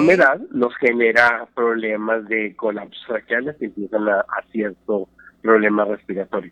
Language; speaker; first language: Spanish; native; Spanish